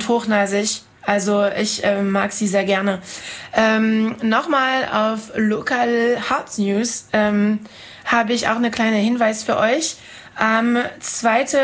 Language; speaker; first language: German; non-native, fluent; French